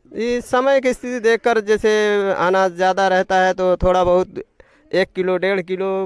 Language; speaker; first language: Hindi; native; Hindi